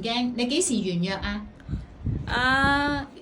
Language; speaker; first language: Cantonese; native; Cantonese